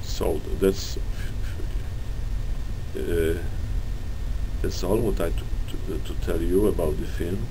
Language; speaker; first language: English; non-native, learner; Polish